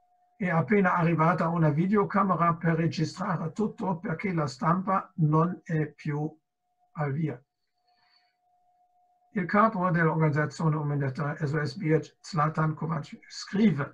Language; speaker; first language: Italian; non-native, fluent; German